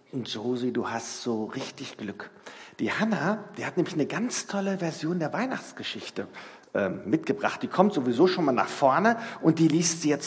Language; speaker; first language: German; native; German